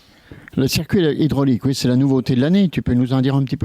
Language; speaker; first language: French; native; French